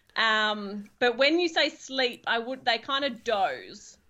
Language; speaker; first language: English; native; English